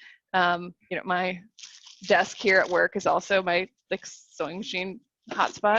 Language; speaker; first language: English; native; English